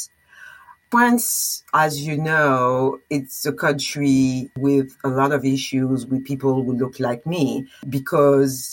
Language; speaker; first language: English; non-native, fluent; French